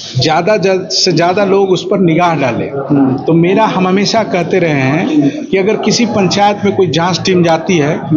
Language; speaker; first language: Hindi; native; Hindi